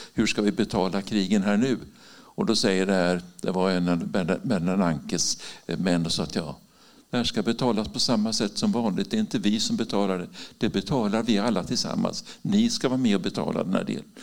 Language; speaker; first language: Swedish; native; Swedish